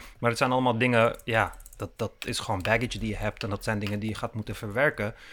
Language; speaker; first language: Dutch; early bilingual, other home language; Turkish